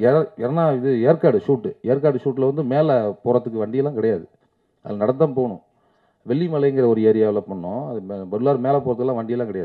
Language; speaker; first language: Tamil; native; Tamil